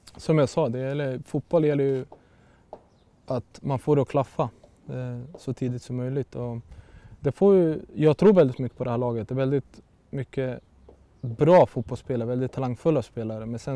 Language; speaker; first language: Swedish; native; Swedish